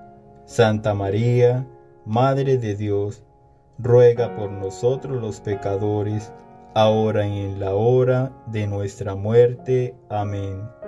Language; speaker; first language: Spanish; native; Spanish